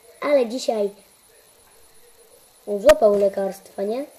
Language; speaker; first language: Polish; early bilingual, heritage; Polish